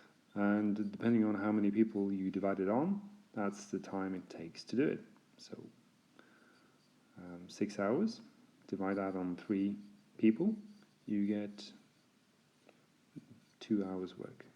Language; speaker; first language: English; non-native, fluent; Norwegian